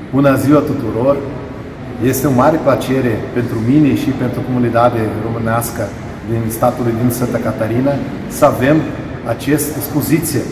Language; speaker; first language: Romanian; early bilingual, heritage; Portuguese